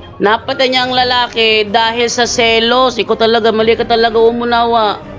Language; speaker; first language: Filipino; non-native, local second language; Cebuano